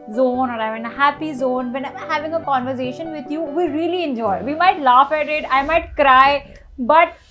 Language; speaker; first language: English; non-native, local second language; Hindi